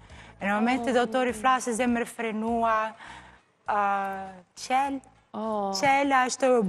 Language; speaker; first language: Albanian; non-native, learner; Portuguese